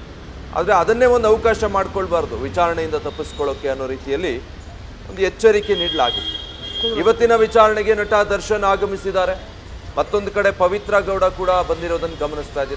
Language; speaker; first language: Kannada; native; Kannada